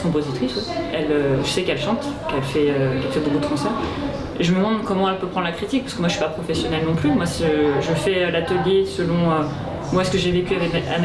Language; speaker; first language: French; native; French